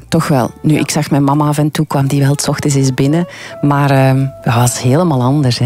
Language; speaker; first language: Dutch; native; Dutch